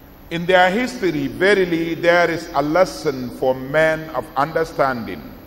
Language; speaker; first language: English; non-native, local second language; Hausa